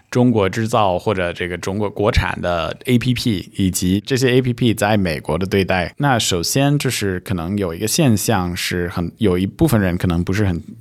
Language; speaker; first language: Chinese; early bilingual, heritage; Chinese